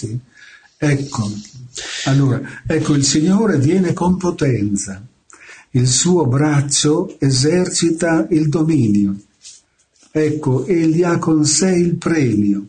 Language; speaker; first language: Italian; native; Italian